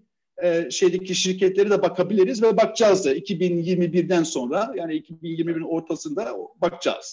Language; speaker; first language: Turkish; early bilingual, heritage; Turkish